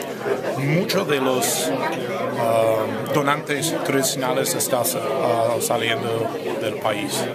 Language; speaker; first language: Spanish; non-native, fluent; English